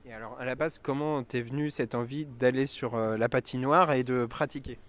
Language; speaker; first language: French; native; French